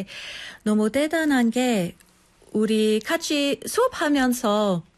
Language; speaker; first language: Korean; non-native, fluent; English